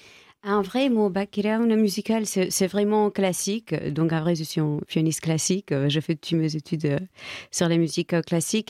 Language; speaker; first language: French; non-native, fluent; Greek